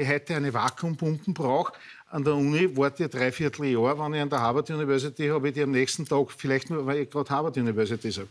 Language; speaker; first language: German; native; German